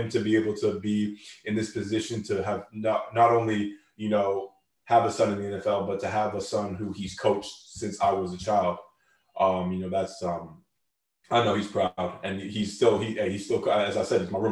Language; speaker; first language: English; native; English